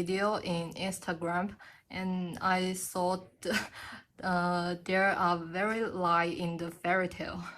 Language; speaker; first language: English; non-native, learner; Chinese